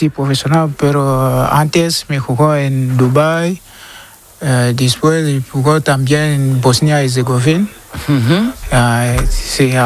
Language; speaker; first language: Spanish; non-native, learner; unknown